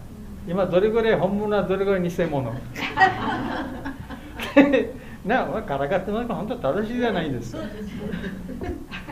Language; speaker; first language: Japanese; non-native, learner; Bangla